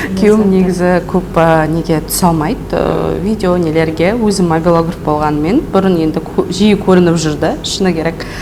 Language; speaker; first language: Kazakh; non-native, local second language; Russian